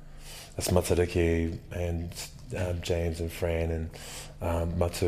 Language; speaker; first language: English; native; English